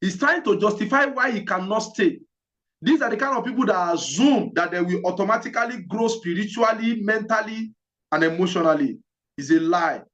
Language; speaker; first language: English; non-native, local second language; Yoruba